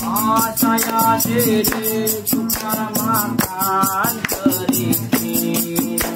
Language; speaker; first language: Indonesian; non-native, local second language; Sundanese